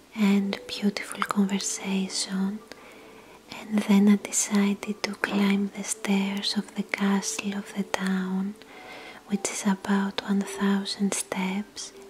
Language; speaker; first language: English; non-native, fluent; Greek